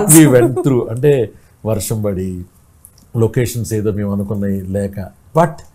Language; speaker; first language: Telugu; native; Telugu